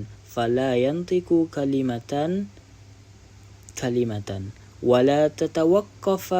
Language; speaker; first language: Arabic; non-native, learner; Indonesian